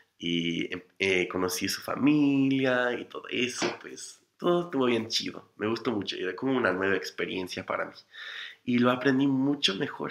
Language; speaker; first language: Spanish; non-native, fluent; English